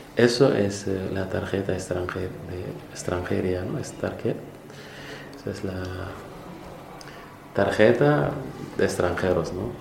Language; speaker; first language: Spanish; non-native, learner; Wolof